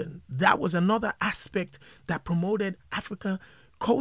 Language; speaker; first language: English; non-native, local second language; Yoruba